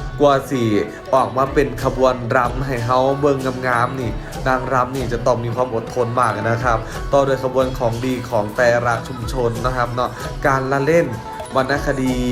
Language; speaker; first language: Thai; non-native, local second language; Lao